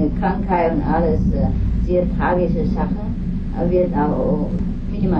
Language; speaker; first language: German; non-native, learner; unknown